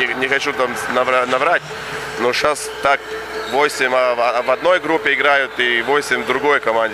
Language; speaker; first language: Russian; non-native, fluent; Latvian